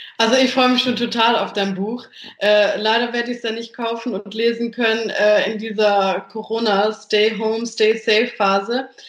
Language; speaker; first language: German; early bilingual, other home language; Italian